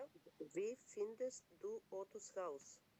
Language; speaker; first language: German; non-native, learner; Macedonian